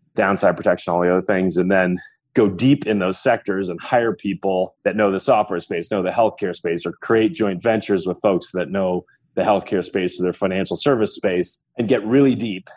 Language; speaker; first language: English; native; English